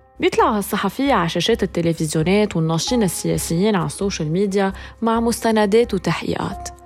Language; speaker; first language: Arabic; native; Arabic